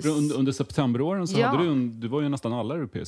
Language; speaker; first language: Swedish; native; Swedish